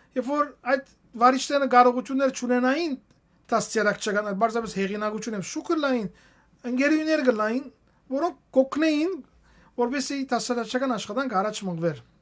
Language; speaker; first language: Armenian; native; Armenian